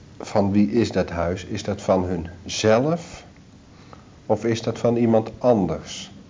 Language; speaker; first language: Dutch; native; Dutch